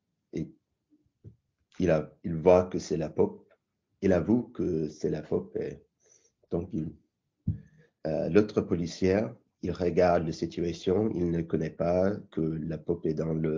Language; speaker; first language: French; non-native, learner; English